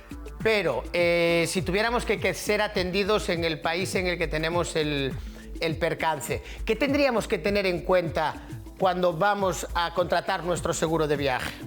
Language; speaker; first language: Spanish; native; Spanish